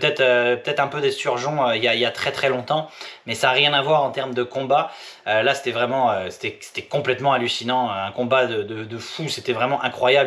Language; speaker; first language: French; native; French